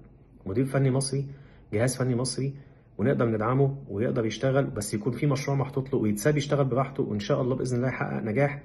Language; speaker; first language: Arabic; native; Arabic